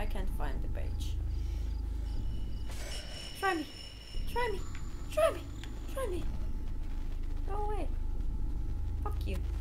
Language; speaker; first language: English; non-native, fluent; Finnish